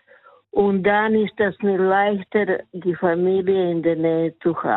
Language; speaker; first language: German; non-native, learner; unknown